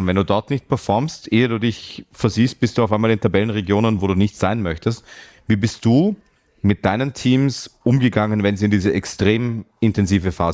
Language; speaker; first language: German; native; German